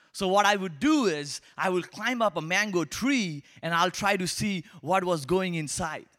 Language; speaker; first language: English; non-native, local second language; Bangla